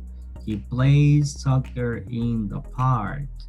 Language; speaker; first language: English; non-native, fluent; Spanish